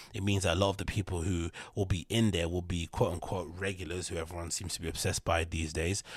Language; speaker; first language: English; native; English